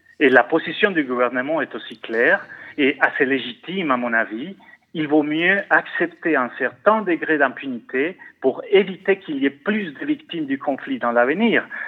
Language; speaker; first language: French; non-native, fluent; Spanish